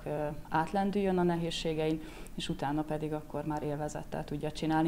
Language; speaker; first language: Hungarian; native; Hungarian